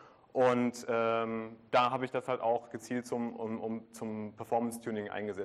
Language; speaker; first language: German; native; German